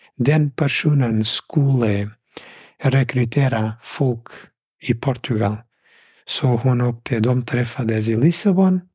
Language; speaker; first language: Swedish; non-native, fluent; Portuguese